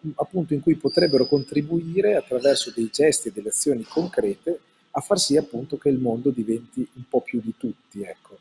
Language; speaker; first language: Italian; native; Italian